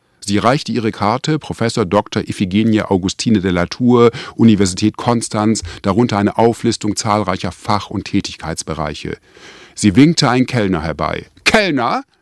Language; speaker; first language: German; native; German